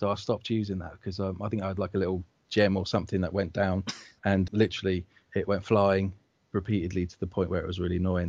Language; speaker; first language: English; native; English